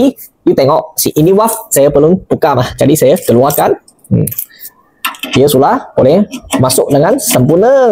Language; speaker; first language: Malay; non-native, local second language; Chinese